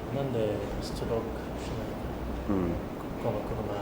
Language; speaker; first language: Japanese; non-native, learner; English